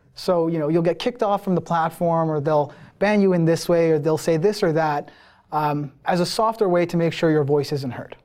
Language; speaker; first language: English; early bilingual, other home language; Persian